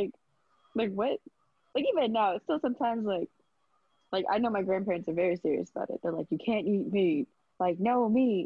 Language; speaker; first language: English; early bilingual, other home language; Vietnamese